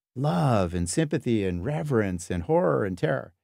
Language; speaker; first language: English; native; English